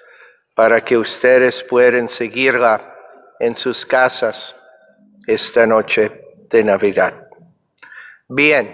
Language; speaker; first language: Spanish; non-native, fluent; English